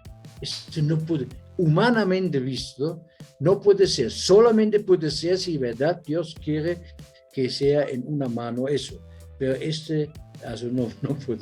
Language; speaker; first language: Spanish; non-native, fluent; German